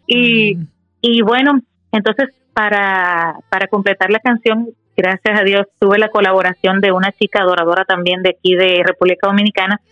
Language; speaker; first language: Spanish; native; Spanish